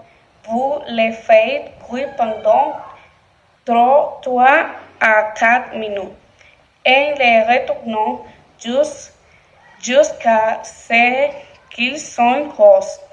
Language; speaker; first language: French; non-native, learner; Spanish